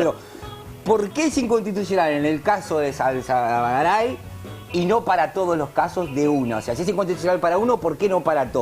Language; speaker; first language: Spanish; native; Spanish